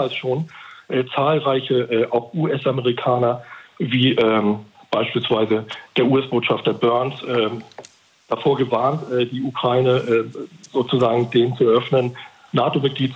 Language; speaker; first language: German; native; German